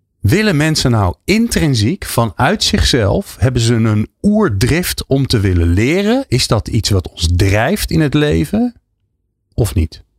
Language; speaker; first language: Dutch; native; Dutch